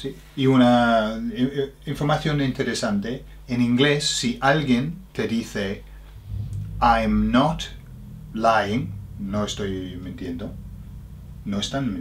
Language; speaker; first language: Spanish; non-native, fluent; English